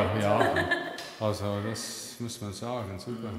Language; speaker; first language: German; non-native, fluent; English